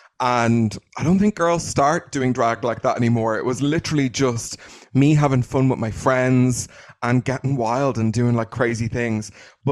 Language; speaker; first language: English; native; English